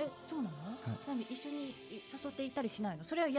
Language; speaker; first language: Japanese; native; Japanese